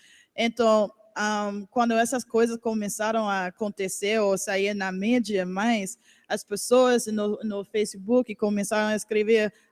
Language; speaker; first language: Portuguese; non-native, learner; English